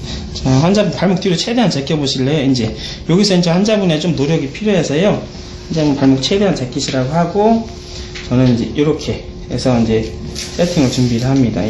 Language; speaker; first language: Korean; native; Korean